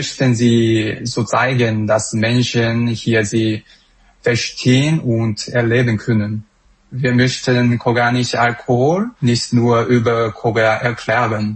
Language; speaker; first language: German; non-native, fluent; Korean